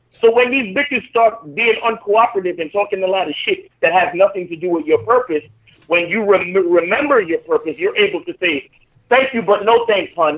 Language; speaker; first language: English; native; English